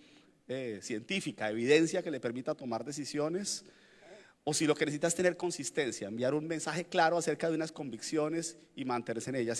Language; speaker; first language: Spanish; native; Spanish